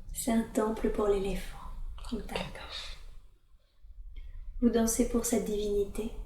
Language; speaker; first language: French; native; French